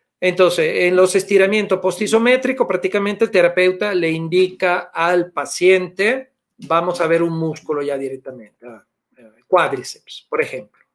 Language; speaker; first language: Spanish; non-native, fluent; Italian